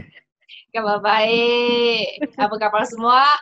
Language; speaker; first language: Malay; non-native, local second language; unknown